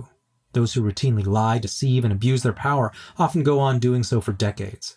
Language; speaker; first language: English; native; English